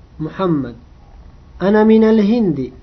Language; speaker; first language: Arabic; non-native, fluent; Uzbek